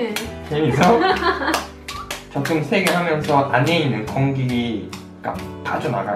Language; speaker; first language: Korean; non-native, fluent; Japanese